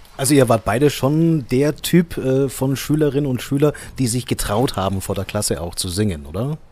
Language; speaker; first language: German; native; German